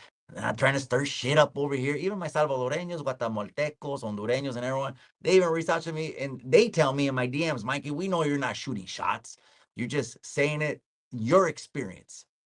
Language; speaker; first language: English; early bilingual, other home language; Spanish